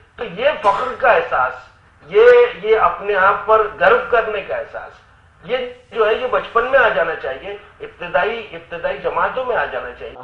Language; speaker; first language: Urdu; native; Urdu